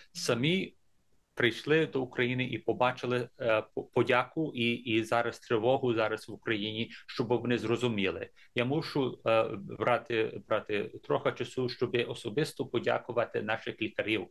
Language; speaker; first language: Ukrainian; early bilingual, heritage; English